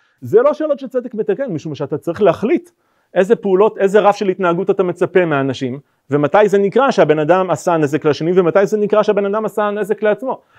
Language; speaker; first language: Hebrew; native; Hebrew